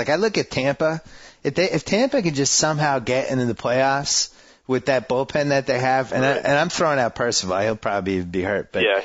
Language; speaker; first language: English; native; English